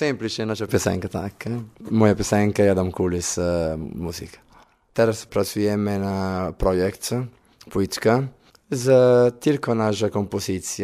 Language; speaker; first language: Polish; non-native, learner; Italian